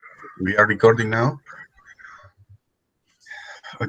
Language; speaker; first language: English; non-native, fluent; Spanish